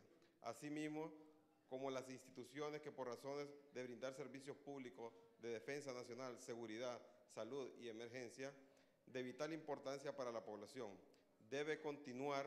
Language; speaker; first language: Spanish; native; Spanish